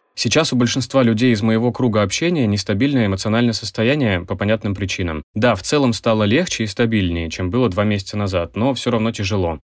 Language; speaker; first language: Russian; native; Russian